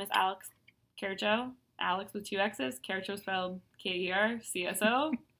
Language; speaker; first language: English; non-native, fluent; Hungarian